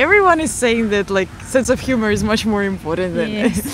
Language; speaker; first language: English; non-native, fluent; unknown